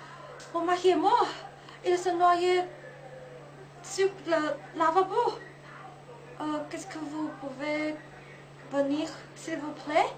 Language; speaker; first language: French; non-native, learner; Chinese